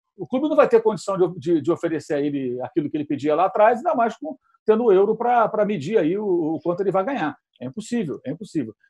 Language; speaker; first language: Portuguese; native; Portuguese